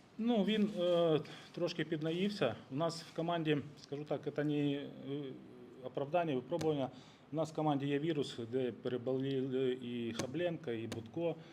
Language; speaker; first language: Ukrainian; non-native, local second language; Russian